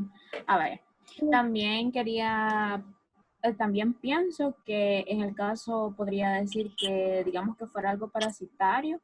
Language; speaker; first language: Spanish; native; Spanish